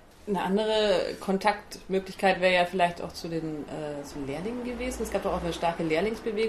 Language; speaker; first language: German; native; German